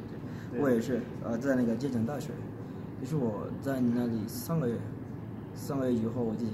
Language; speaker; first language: Chinese; non-native, learner; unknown